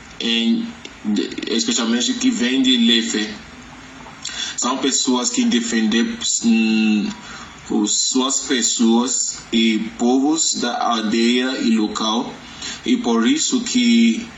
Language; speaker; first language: Portuguese; non-native, learner; Yoruba